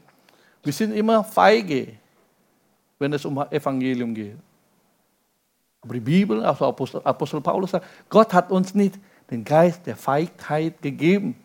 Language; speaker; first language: German; non-native, fluent; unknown